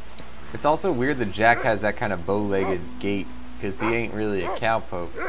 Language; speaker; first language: English; native; English